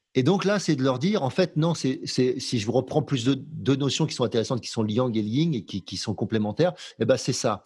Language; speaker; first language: French; native; French